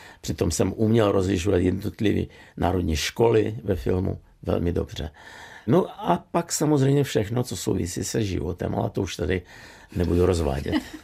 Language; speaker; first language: Czech; non-native, fluent; Russian